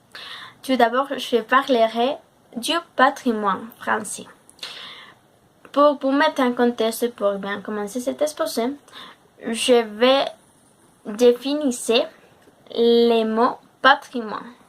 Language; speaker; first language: French; non-native, learner; Spanish